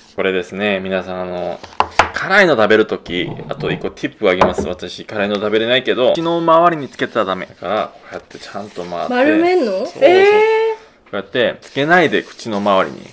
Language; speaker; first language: Japanese; non-native, fluent; Korean